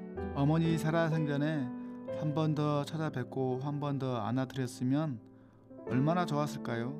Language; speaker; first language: Korean; native; Korean